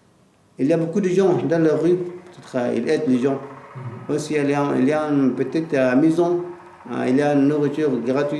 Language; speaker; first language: French; non-native, learner; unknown